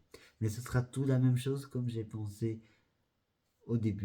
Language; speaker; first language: French; non-native, fluent; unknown